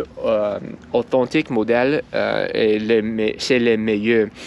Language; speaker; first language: French; non-native, learner; English